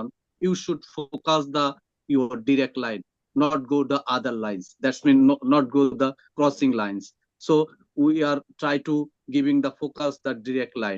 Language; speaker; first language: English; non-native, learner; Bangla